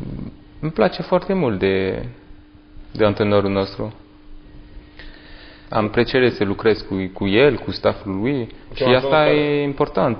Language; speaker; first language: Romanian; non-native, learner; French